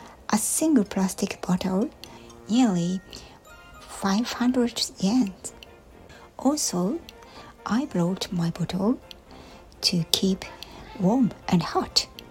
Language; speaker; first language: English; non-native, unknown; Japanese